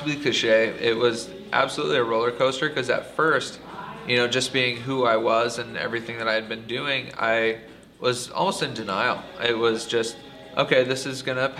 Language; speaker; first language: English; native; English